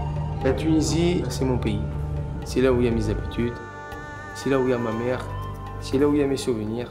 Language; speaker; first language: French; non-native, local second language; Arabic